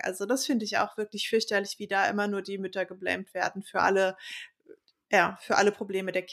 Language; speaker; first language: German; native; German